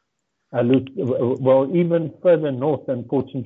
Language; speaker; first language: English; non-native, local second language; Afrikaans